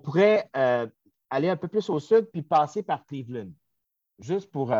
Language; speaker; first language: French; native; French